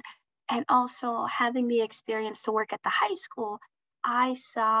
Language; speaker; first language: English; early bilingual, other home language; Somali